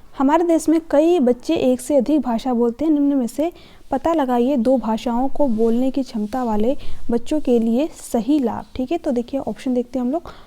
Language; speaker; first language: Hindi; native; Hindi